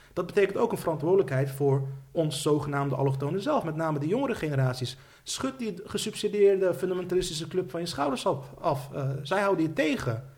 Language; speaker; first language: Dutch; early bilingual, other home language; Turkish